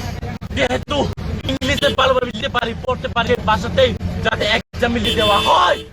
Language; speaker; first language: Bangla; non-native, local second language; Kok Borok